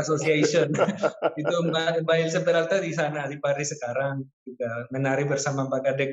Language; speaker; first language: Indonesian; non-native, fluent; Spanish